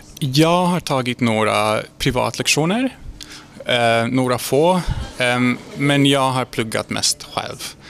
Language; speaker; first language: Swedish; non-native, fluent; Hungarian